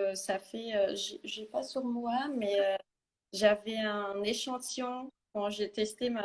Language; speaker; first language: French; non-native, fluent; Portuguese